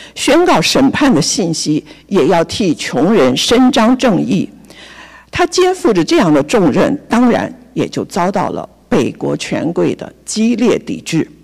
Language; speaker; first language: Chinese; native; Chinese